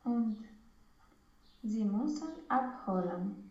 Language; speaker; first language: German; non-native, learner; Romanian